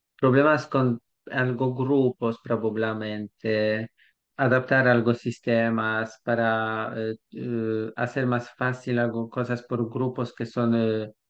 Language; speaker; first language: Spanish; non-native, learner; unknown